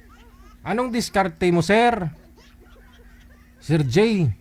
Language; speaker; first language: Filipino; native; Filipino